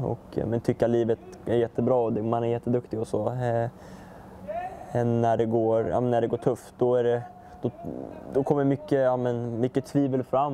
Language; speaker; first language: Swedish; native; Swedish